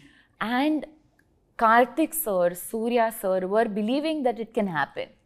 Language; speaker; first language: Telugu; non-native, learner; Tulu